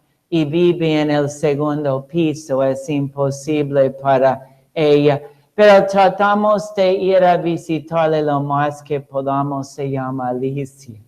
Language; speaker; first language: Spanish; non-native, fluent; English